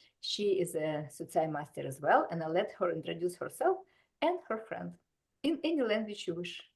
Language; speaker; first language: English; non-native, fluent; Russian